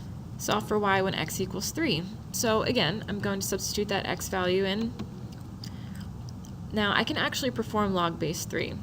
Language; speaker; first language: English; native; English